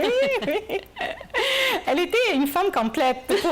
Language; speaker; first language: French; non-native, learner; Arabic